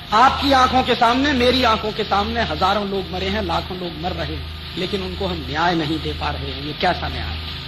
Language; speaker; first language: Hindi; native; Hindi